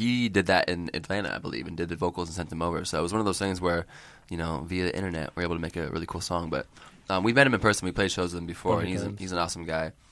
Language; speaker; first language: English; native; English